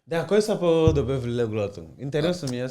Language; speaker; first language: Bulgarian; non-native, learner; Portuguese